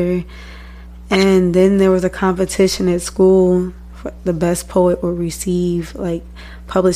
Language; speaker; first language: English; native; English